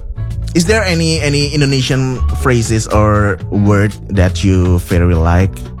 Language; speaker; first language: English; non-native, fluent; Indonesian